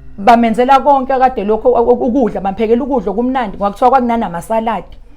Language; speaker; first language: Zulu; native; Zulu